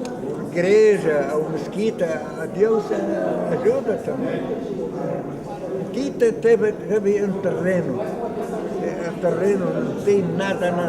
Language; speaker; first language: Portuguese; non-native, learner; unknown